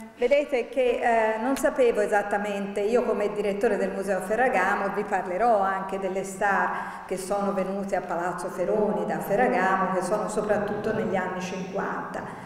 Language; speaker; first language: Italian; native; Italian